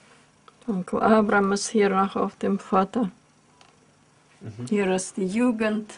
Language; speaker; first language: German; early bilingual, heritage; German